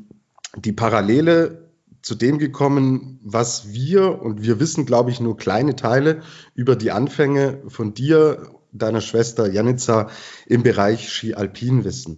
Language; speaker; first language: German; native; German